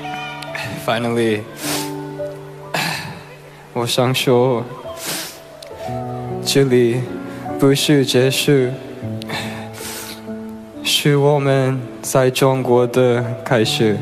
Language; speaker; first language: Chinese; non-native, learner; English